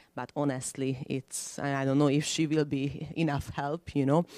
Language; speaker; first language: English; non-native, fluent; Hungarian